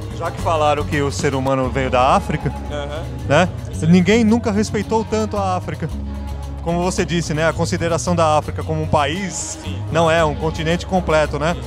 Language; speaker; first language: Portuguese; native; Portuguese